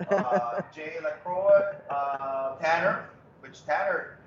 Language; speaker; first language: English; early bilingual, other home language; Spanish